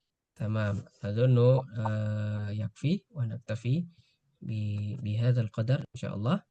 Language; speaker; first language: Arabic; non-native, fluent; Indonesian